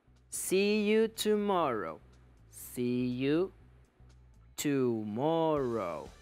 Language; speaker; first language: English; non-native, fluent; Spanish